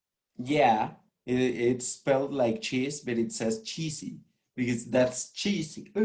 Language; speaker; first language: English; non-native, fluent; Spanish